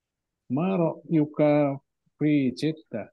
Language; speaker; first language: Arabic; non-native, learner; Indonesian